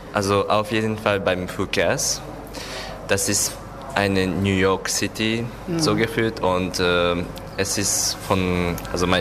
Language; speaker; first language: German; non-native, learner; Japanese